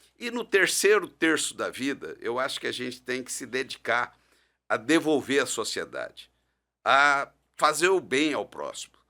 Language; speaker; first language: Portuguese; native; Portuguese